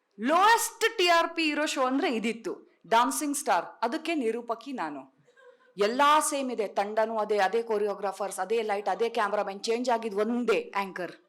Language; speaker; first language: Kannada; non-native, local second language; Tulu